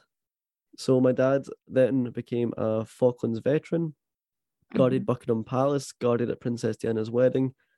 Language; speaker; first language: English; native; English